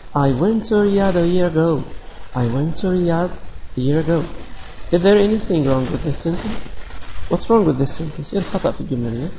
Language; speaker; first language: English; non-native, fluent; Arabic